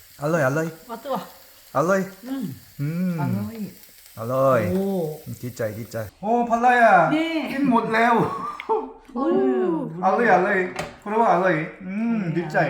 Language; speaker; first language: Thai; non-native, learner; Korean